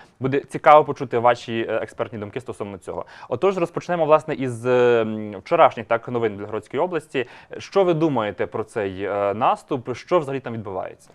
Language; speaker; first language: Ukrainian; native; Ukrainian